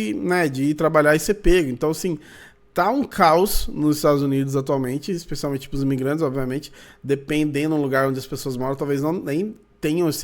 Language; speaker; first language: Portuguese; native; Portuguese